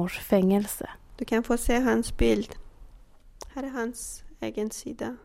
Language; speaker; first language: Swedish; non-native, fluent; Persian